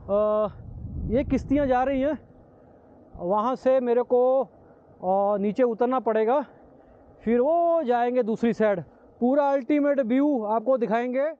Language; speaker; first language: Hindi; non-native, local second language; Punjabi